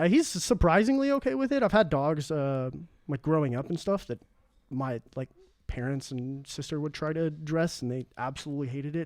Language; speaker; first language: English; native; English